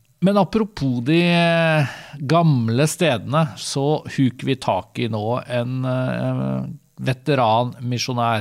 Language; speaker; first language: Norwegian; native; Norwegian